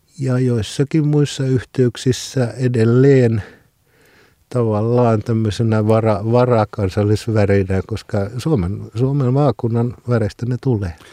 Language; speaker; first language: Finnish; non-native, local second language; Swedish